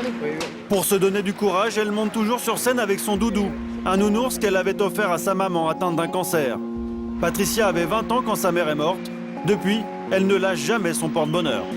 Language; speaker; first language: French; native; French